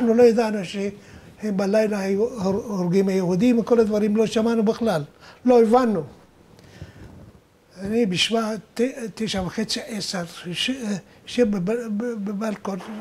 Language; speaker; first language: Hebrew; non-native, fluent; Arabic